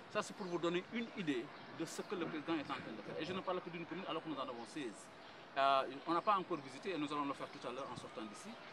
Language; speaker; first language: French; non-native, local second language; Wolof